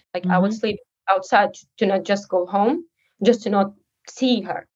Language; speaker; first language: English; early bilingual, other home language; Uzbek